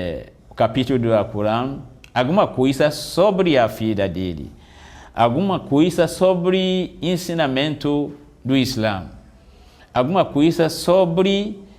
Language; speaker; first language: Portuguese; non-native, fluent; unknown